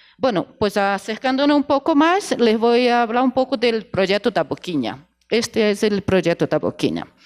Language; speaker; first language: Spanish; non-native, fluent; Portuguese